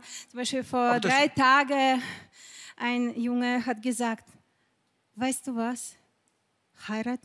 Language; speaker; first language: German; non-native, fluent; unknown